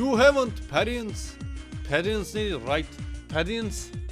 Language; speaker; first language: English; non-native, learner; Turkish